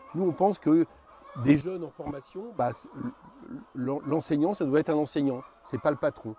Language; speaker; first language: French; native; French